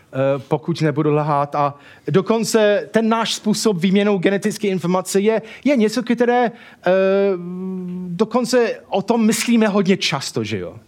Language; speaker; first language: Czech; non-native, fluent; English